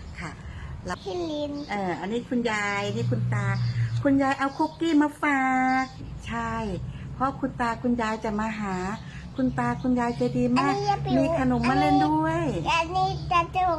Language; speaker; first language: Thai; native; Thai